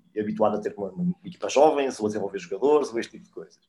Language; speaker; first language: Portuguese; native; Portuguese